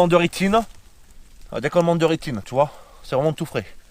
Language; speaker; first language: French; native; French